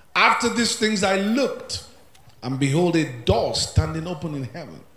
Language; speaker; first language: English; non-native, local second language; Yoruba